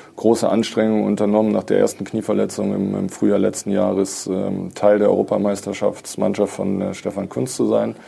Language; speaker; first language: German; native; German